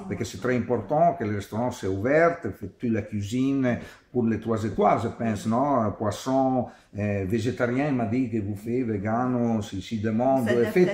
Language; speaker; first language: French; non-native, learner; Italian